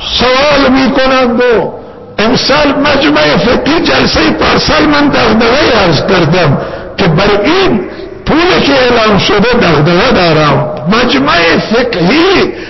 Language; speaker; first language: Persian; non-native, local second language; Baluchi